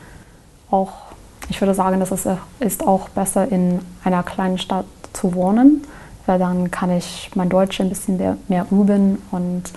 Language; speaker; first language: German; non-native, learner; English